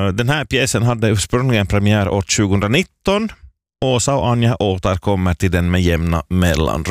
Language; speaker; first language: Swedish; native; Swedish